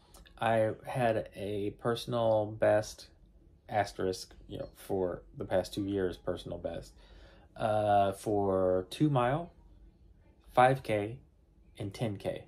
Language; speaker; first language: English; native; English